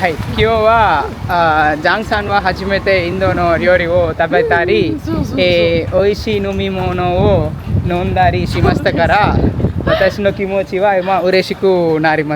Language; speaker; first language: Japanese; non-native, learner; Telugu